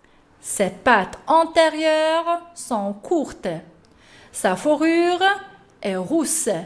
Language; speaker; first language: French; non-native, local second language; Arabic